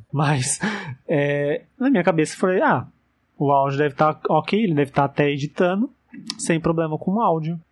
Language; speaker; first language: Portuguese; native; Portuguese